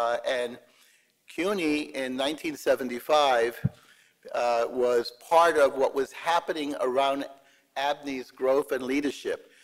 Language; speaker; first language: English; early bilingual, other home language; Spanish